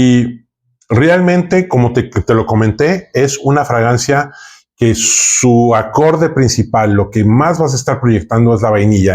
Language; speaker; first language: Spanish; native; Spanish